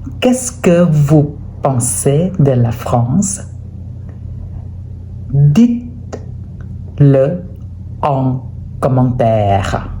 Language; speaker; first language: French; non-native, fluent; Thai